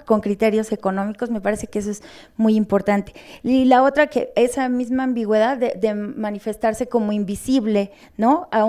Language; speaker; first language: Spanish; native; Spanish